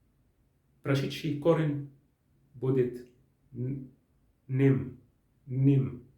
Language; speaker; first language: Russian; non-native, learner; Arabic